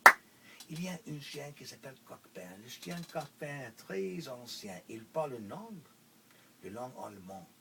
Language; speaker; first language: French; non-native, local second language; English